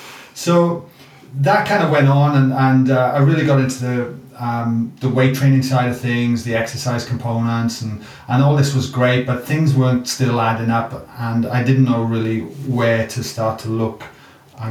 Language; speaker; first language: English; native; English